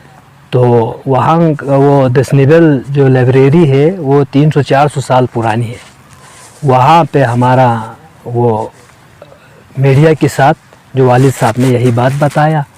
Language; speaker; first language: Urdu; non-native, local second language; Balti